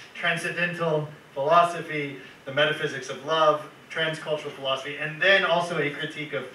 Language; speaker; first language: English; native; English